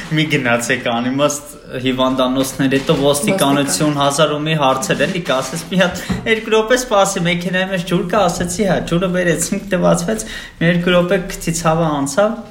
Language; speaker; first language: Armenian; native; Armenian